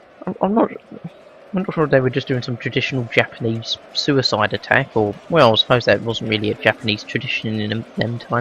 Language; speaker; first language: English; native; English